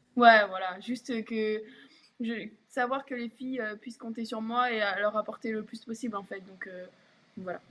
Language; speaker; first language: French; native; French